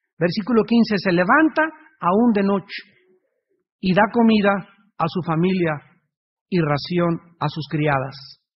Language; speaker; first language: Spanish; native; Spanish